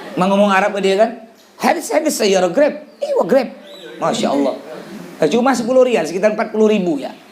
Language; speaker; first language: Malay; native; Malay